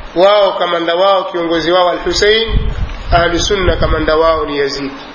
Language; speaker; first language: Swahili; native; Swahili